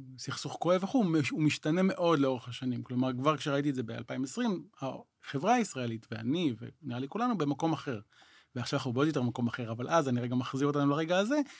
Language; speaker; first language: Hebrew; native; Hebrew